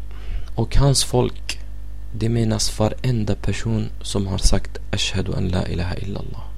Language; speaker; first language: Swedish; non-native, fluent; Arabic